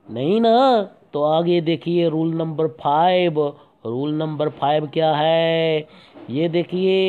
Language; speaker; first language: Hindi; native; Hindi